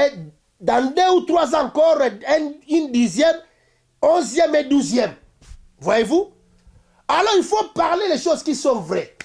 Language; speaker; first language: French; non-native, local second language; Lingala